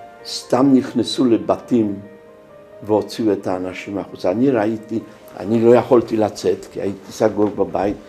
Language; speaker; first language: Hebrew; non-native, fluent; Polish